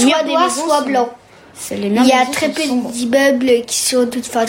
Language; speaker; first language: French; early bilingual, heritage; French